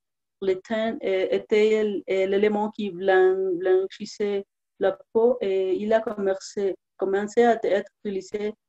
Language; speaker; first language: French; non-native, learner; Spanish